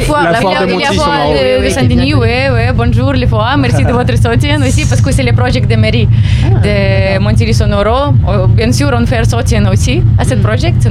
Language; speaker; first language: French; non-native, learner; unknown